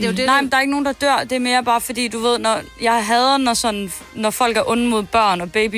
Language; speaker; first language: Danish; native; Danish